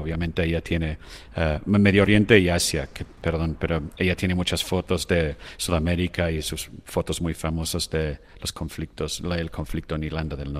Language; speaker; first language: Spanish; non-native, fluent; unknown